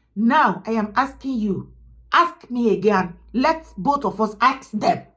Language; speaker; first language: English; non-native, local second language; Yoruba